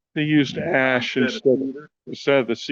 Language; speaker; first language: English; native; English